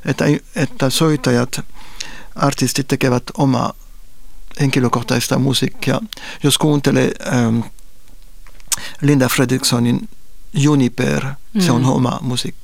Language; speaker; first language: Finnish; non-native, fluent; French